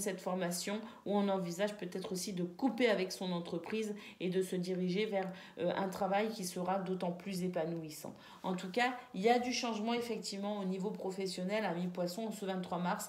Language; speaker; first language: French; native; French